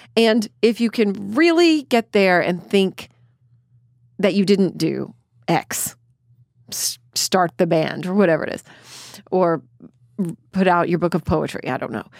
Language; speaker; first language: English; native; English